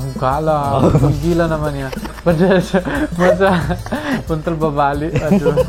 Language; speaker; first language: Indonesian; non-native, fluent; Arabic